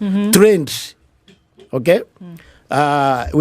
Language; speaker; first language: English; non-native, local second language; Meru